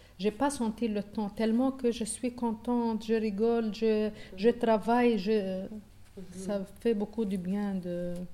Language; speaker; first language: French; non-native, local second language; Arabic